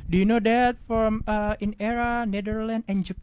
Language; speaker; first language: English; non-native, learner; Indonesian